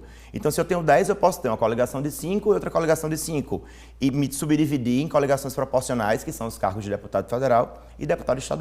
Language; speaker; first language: Portuguese; native; Portuguese